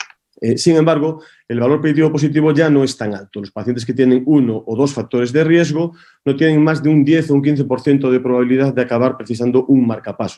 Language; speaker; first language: Spanish; native; Spanish